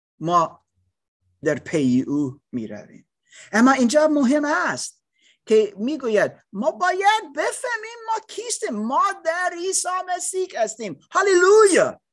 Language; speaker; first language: Persian; non-native, learner; English